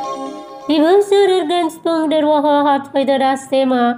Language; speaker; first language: German; non-native, fluent; Indonesian